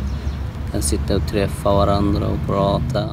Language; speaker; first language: Swedish; early bilingual, other home language; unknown